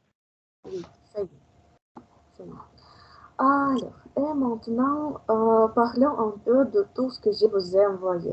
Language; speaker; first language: French; non-native, fluent; Russian